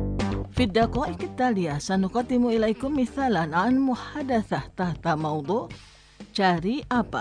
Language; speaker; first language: Arabic; non-native, fluent; Indonesian